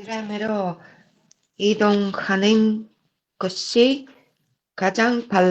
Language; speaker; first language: Korean; non-native, learner; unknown